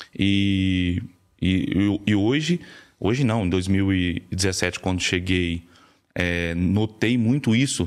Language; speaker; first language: Portuguese; native; Portuguese